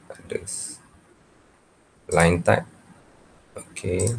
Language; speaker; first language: English; non-native, local second language; Malay